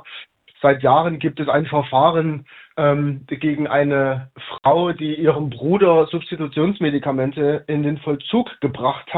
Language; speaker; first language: German; native; German